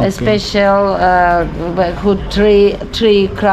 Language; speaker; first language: English; non-native, learner; Uzbek